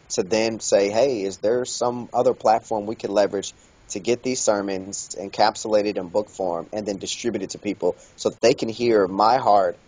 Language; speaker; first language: English; native; English